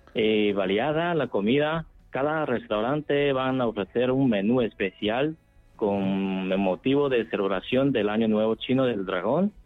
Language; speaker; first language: Spanish; non-native, fluent; Chinese